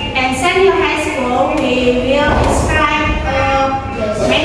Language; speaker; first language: English; non-native, learner; Indonesian